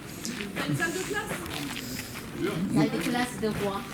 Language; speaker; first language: French; non-native, learner; Korean